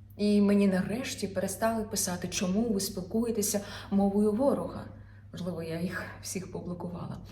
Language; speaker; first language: Ukrainian; non-native, local second language; Russian